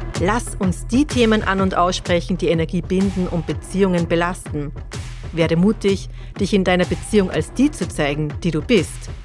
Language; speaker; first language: German; native; German